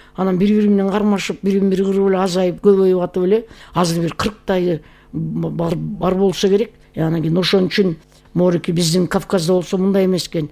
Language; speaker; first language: Kyrgyz; native; Kyrgyz